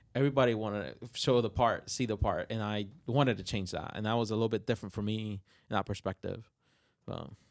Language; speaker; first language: English; non-native, fluent; Spanish